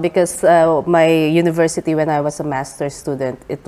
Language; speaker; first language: English; non-native, local second language; Filipino